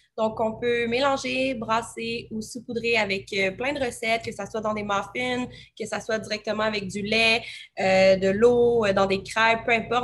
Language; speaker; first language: French; native; French